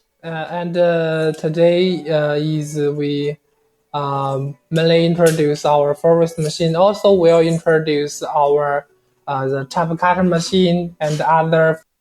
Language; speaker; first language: English; non-native, learner; Chinese